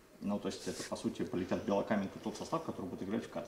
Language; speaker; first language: Russian; native; Russian